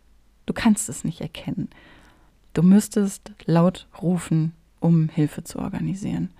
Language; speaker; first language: German; native; German